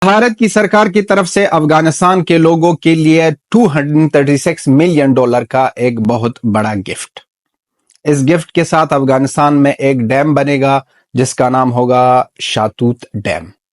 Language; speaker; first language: Hindi; non-native, fluent; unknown